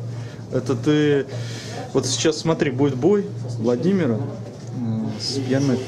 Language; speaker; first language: Russian; native; Russian